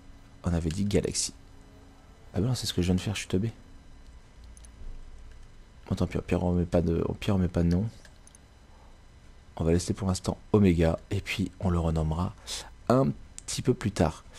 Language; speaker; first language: French; native; French